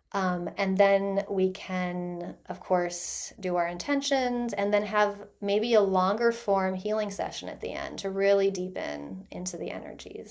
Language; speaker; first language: English; native; English